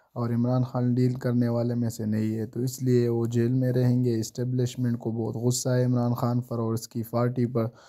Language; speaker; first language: Urdu; non-native, local second language; Pashto